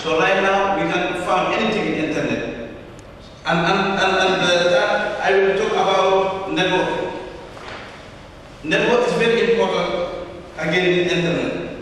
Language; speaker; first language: English; non-native, learner; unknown